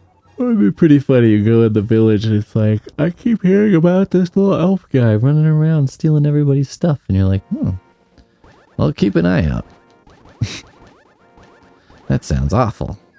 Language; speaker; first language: English; native; English